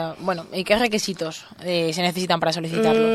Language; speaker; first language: Spanish; native; Spanish